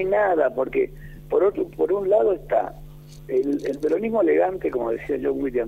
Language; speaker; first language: Spanish; native; Spanish